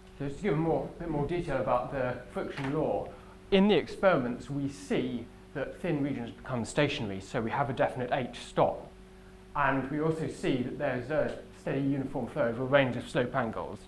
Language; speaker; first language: English; native; English